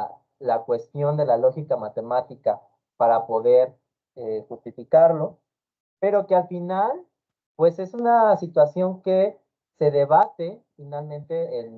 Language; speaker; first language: Spanish; native; Spanish